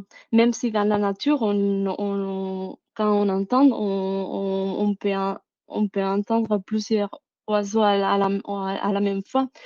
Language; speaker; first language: French; non-native, fluent; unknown